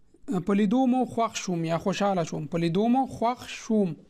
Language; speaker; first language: Pashto; native; Pashto